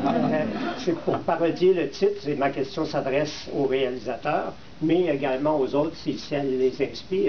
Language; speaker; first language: French; native; French